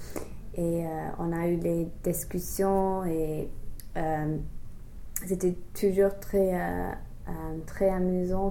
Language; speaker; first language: French; non-native, fluent; English